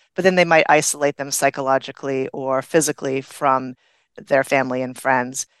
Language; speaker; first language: English; native; English